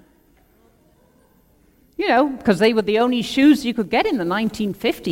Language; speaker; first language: English; native; English